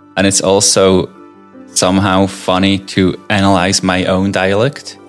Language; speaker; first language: English; non-native, fluent; German